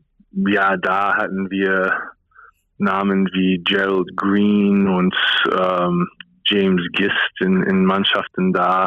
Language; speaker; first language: German; non-native, fluent; English